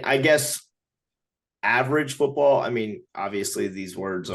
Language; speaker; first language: English; native; English